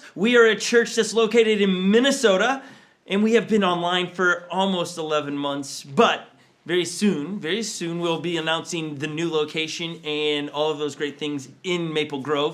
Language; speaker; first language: English; native; English